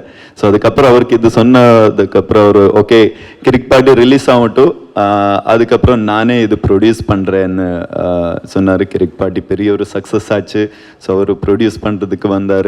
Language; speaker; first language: Tamil; non-native, learner; Kannada